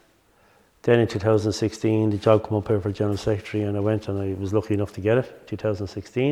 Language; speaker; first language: English; native; English